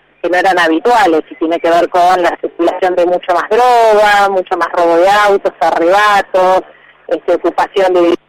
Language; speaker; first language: Spanish; native; Spanish